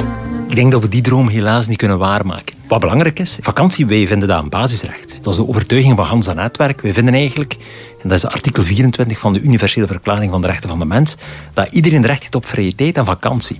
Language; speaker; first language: Dutch; native; Dutch